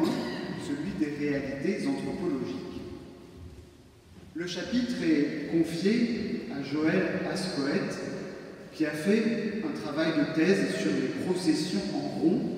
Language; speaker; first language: French; native; French